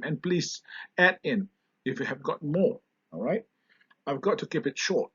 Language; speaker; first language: English; non-native, local second language; Malay